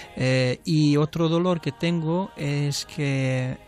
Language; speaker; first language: Spanish; non-native, fluent; Romanian